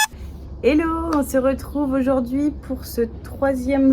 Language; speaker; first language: French; native; French